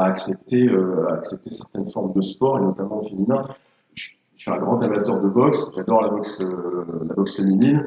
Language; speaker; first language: French; native; French